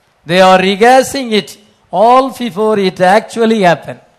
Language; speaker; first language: English; non-native, local second language; Tamil